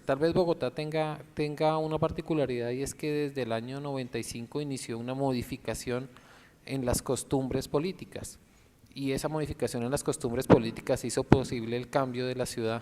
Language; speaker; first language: Spanish; native; Spanish